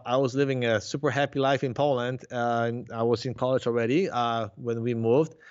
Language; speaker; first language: English; non-native, fluent; Polish